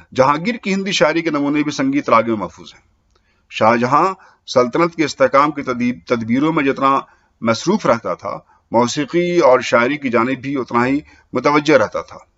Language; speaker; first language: Urdu; native; Urdu